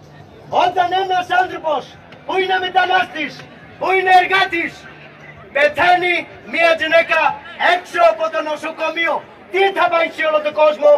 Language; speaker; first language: Greek; non-native, fluent; Urdu